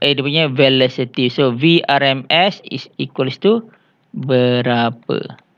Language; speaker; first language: English; non-native, local second language; Malay